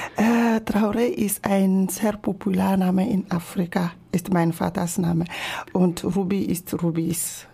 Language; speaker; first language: German; non-native, learner; Ewe